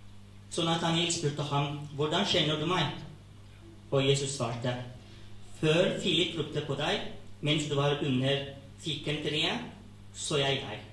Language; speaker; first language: Norwegian; non-native, fluent; Tigrinya